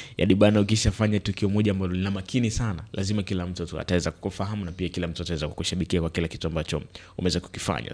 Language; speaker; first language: Swahili; native; Swahili